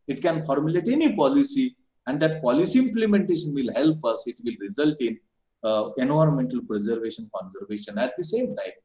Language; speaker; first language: English; non-native, local second language; Marathi